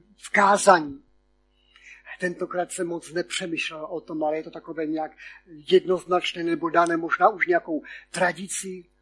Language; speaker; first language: Czech; non-native, local second language; Polish